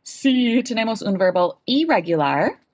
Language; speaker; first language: Spanish; non-native, learner; English